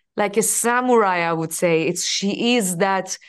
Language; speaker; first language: English; non-native, fluent; Persian